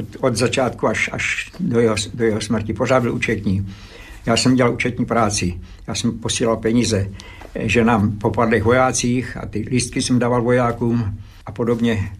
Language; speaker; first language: Czech; early bilingual, other home language; Slovak